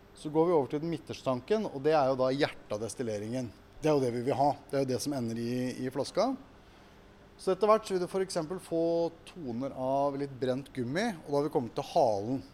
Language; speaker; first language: Norwegian; native; Norwegian